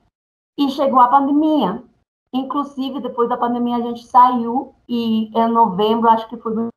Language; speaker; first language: Portuguese; non-native, fluent; Spanish